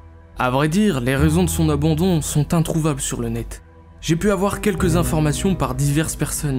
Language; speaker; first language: French; native; French